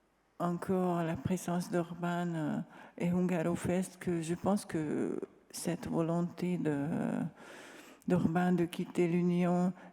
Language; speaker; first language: French; non-native, fluent; Hungarian